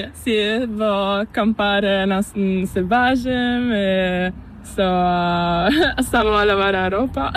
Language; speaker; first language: Spanish; non-native, learner; Portuguese